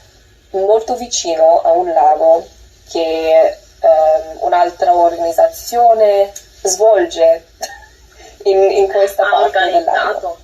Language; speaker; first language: Italian; non-native, learner; English